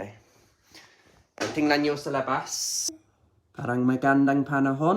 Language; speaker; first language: Filipino; non-native, learner; English